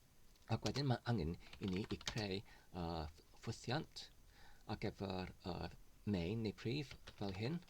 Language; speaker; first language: Welsh; non-native, learner; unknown